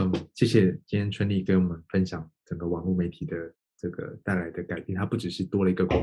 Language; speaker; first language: Chinese; native; Chinese